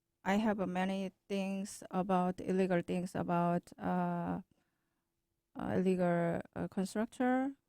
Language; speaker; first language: English; non-native, learner; Korean